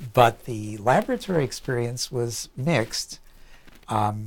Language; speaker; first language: English; native; English